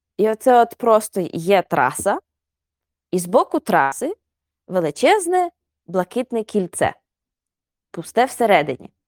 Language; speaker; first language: Ukrainian; native; Ukrainian